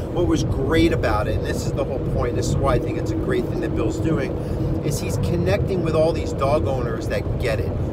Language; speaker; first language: English; native; English